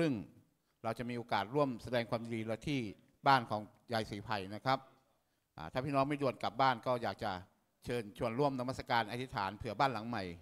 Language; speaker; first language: Thai; native; Thai